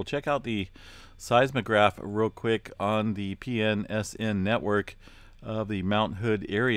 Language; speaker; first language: English; native; English